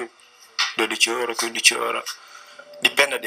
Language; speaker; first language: Italian; non-native, learner; Chinese